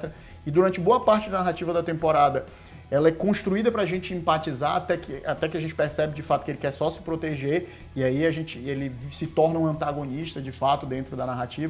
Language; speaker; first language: Portuguese; native; Portuguese